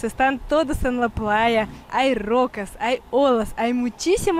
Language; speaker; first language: Spanish; non-native, fluent; Russian